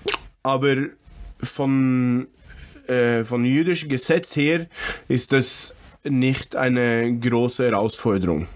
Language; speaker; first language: German; non-native, fluent; English